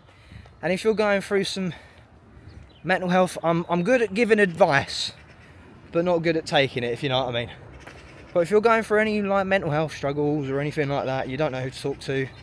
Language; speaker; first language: English; native; English